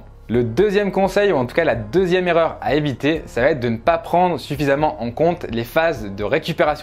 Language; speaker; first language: French; native; French